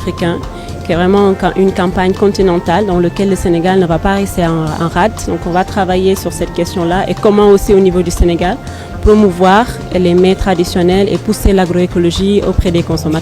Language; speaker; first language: French; non-native, local second language; Wolof